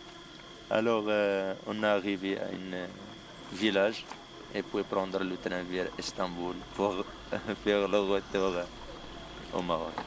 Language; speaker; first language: French; non-native, local second language; Arabic